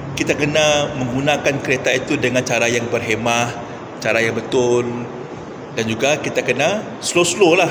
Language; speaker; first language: Malay; non-native, local second language; Iban